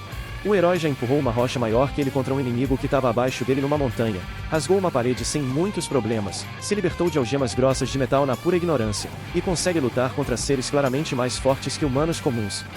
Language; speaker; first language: Portuguese; native; Portuguese